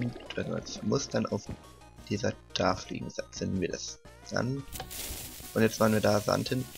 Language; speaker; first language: German; native; German